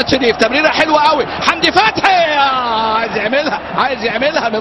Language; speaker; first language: Arabic; native; Arabic